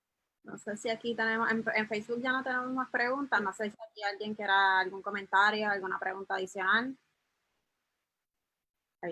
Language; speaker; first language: Spanish; native; Spanish